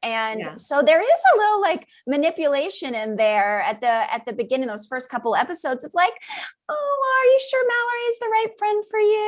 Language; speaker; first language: English; native; English